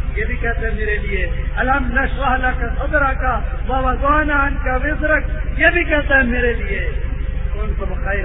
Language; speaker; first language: Urdu; non-native, local second language; Punjabi